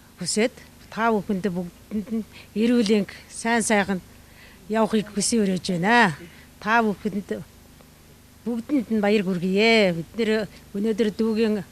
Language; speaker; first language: Mongolian; non-native, local second language; Kazakh